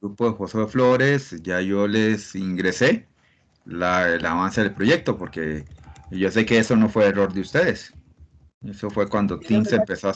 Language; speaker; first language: Spanish; native; Spanish